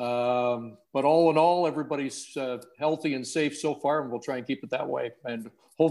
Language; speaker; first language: English; native; English